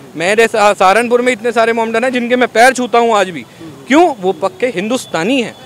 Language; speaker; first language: Hindi; native; Hindi